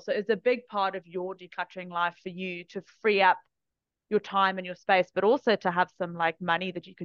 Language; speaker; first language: English; native; English